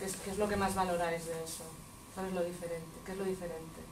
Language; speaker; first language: Spanish; native; Spanish